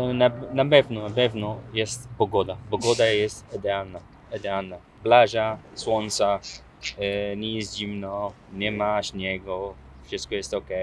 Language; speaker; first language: Polish; non-native, learner; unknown